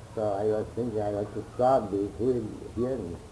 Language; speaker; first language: English; non-native, local second language; Hindi